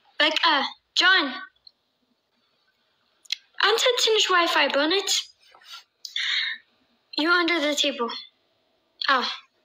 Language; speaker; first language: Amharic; non-native, learner; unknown